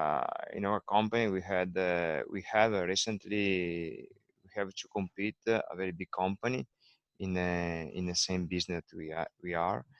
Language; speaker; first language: English; non-native, learner; Italian